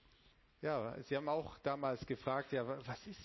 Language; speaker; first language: German; non-native, fluent; Romanian